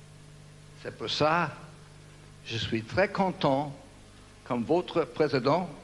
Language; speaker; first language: French; non-native, learner; English